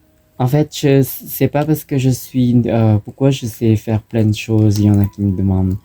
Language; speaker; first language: French; non-native, fluent; Thai